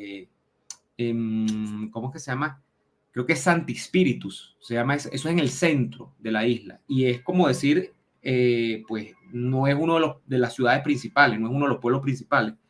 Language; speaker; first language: Spanish; native; Spanish